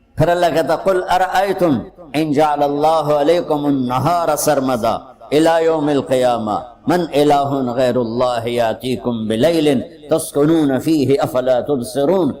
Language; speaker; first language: Urdu; non-native, local second language; Punjabi